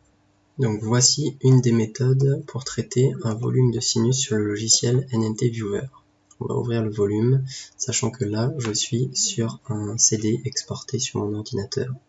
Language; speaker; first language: French; native; French